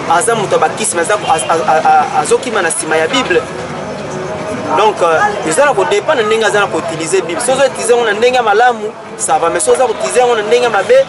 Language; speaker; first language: Lingala; non-native, local second language; Kongo